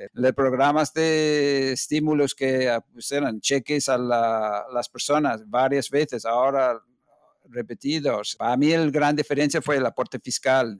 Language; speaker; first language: Spanish; non-native, fluent; English